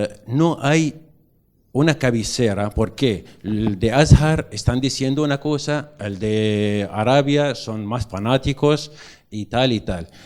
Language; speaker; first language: Spanish; non-native, learner; Arabic